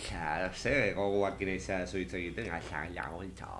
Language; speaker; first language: Basque; native; Basque